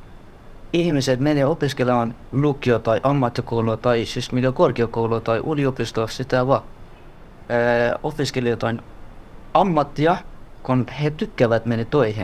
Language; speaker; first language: Finnish; non-native, learner; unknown